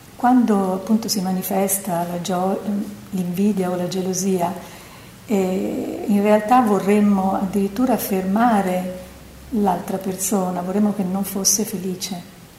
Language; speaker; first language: Italian; native; Italian